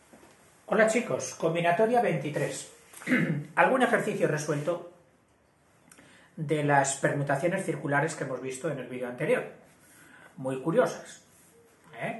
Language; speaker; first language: Spanish; native; Spanish